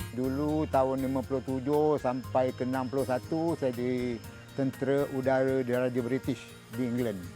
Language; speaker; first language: Malay; native; Malay